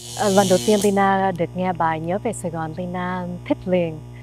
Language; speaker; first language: Vietnamese; early bilingual, heritage; Vietnamese